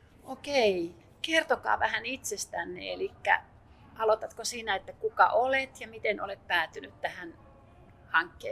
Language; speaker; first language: Finnish; native; Finnish